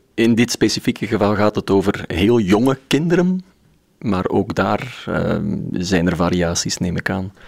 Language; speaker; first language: Dutch; native; Dutch